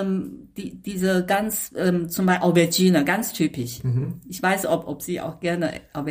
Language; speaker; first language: German; non-native, fluent; Chinese